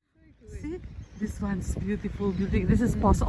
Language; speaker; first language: English; non-native, learner; Indonesian